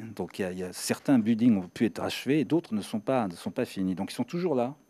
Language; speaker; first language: French; non-native, fluent; Serbian